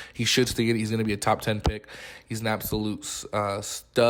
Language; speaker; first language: English; native; English